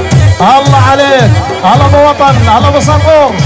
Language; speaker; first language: Arabic; native; Arabic